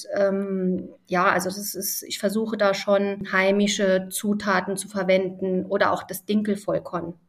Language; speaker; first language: German; early bilingual, other home language; Italian